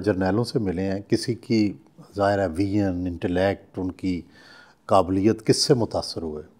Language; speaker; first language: Urdu; non-native, local second language; Punjabi